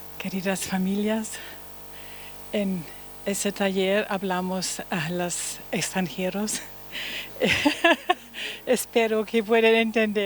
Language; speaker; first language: Spanish; non-native, learner; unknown